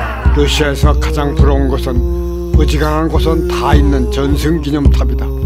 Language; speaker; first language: Korean; native; Korean